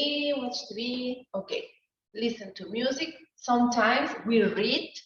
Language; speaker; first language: English; non-native, learner; Spanish